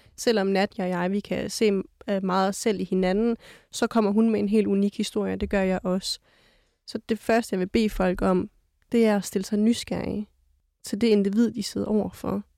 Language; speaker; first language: Danish; early bilingual, other home language; Kurdish